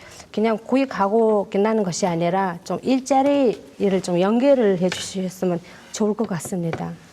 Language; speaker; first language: Korean; non-native, learner; Mongolian